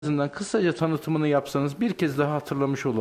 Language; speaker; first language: Turkish; native; Turkish